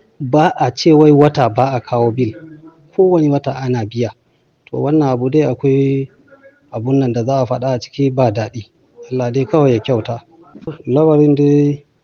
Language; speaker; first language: Hausa; native; Hausa